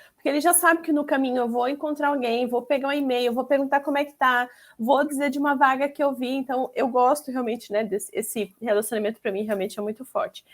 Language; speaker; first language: Portuguese; native; Portuguese